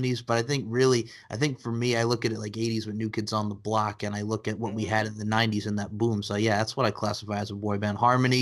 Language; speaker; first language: English; native; English